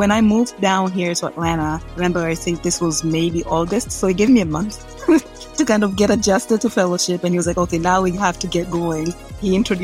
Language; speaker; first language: English; non-native, local second language; Swahili